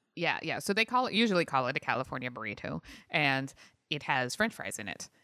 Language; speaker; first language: English; native; English